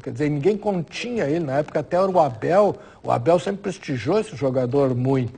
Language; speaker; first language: Portuguese; native; Portuguese